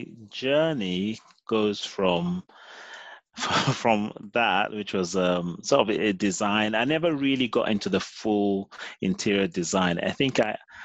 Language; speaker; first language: English; native; English